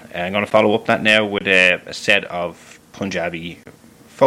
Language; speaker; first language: English; native; English